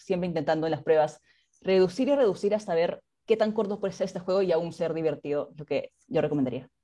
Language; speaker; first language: Spanish; native; Spanish